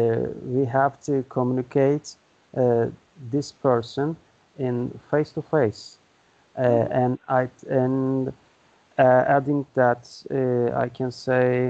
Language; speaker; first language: English; non-native, learner; Turkish